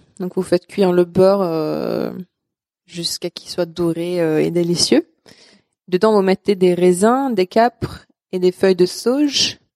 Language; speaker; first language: French; non-native, fluent; Swedish